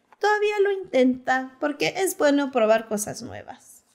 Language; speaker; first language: Spanish; early bilingual, heritage; Spanish